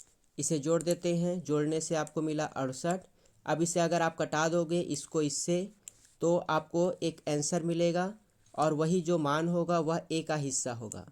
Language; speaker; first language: Hindi; native; Hindi